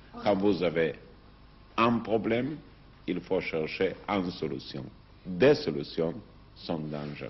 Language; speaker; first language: French; non-native, fluent; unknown